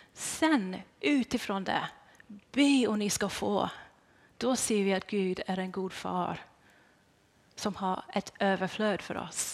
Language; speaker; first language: Swedish; non-native, fluent; English